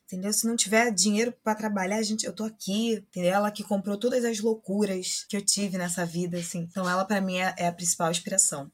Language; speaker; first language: Portuguese; native; Portuguese